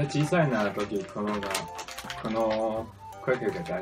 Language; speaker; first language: Japanese; non-native, learner; Chinese